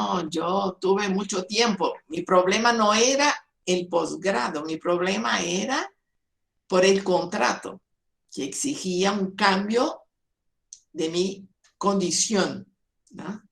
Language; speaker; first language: Spanish; non-native, fluent; Portuguese